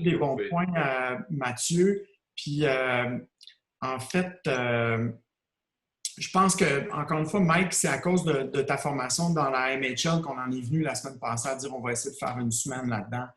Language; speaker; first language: French; native; French